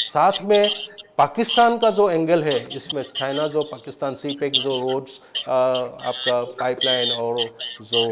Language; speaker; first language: Hindi; non-native, local second language; Assamese